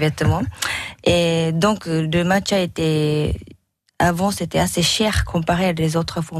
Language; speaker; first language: French; non-native, learner; Japanese